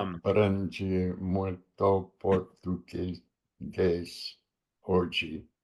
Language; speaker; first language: Portuguese; non-native, learner; English